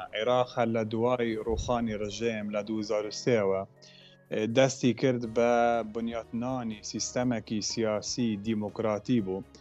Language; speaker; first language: Central Kurdish; non-native, local second language; Kurdish